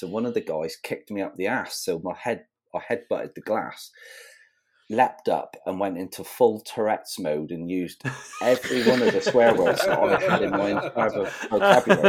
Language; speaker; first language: English; native; English